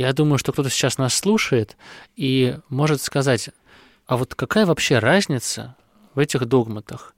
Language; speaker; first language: Russian; native; Russian